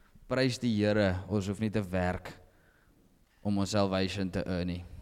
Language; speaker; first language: Afrikaans; native; Afrikaans